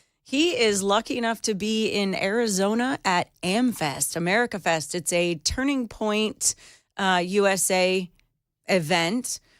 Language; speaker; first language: English; native; English